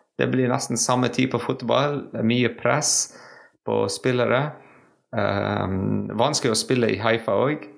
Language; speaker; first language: Norwegian; non-native, fluent; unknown